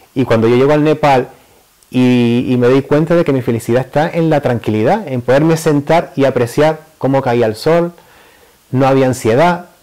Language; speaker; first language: Spanish; native; Spanish